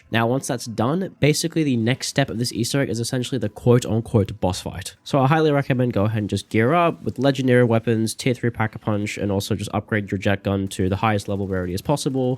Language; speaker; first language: English; native; English